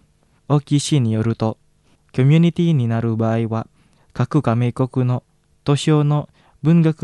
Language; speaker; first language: Japanese; non-native, fluent; Indonesian